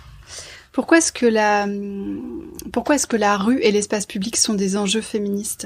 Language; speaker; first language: French; native; French